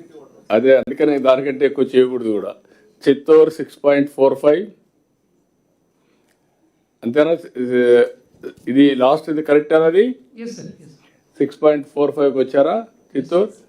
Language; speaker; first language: Telugu; native; Telugu